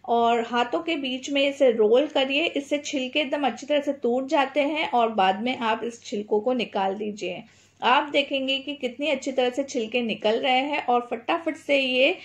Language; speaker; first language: Hindi; non-native, local second language; Gujarati